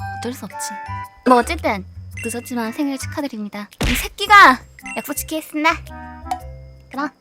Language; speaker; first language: Korean; native; Korean